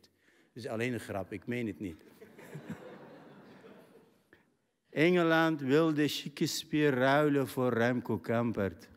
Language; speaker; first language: Dutch; non-native, fluent; Arabic